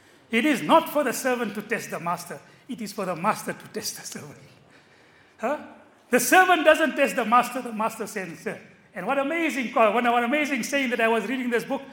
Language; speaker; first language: English; native; English